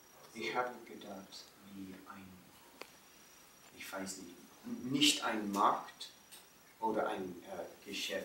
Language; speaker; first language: German; non-native, learner; English